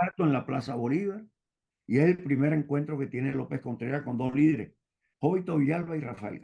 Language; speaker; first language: Spanish; native; Spanish